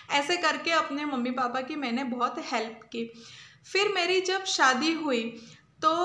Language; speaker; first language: Hindi; non-native, local second language; Gujarati